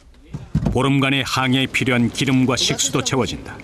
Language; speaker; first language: Korean; native; Korean